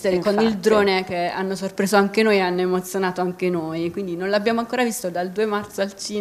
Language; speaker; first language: Italian; native; Italian